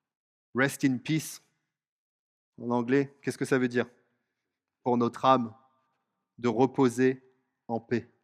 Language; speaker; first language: French; native; French